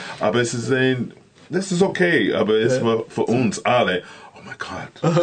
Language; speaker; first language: German; non-native, learner; English